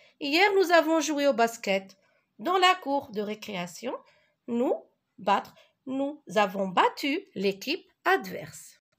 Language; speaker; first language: French; non-native, local second language; Arabic